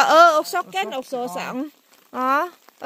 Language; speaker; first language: Swedish; non-native, learner; Vietnamese